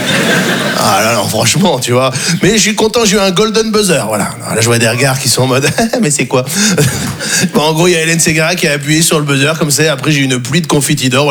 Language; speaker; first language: French; native; French